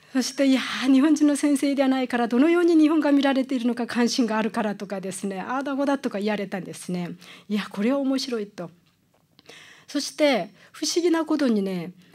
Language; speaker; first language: Japanese; non-native, fluent; Korean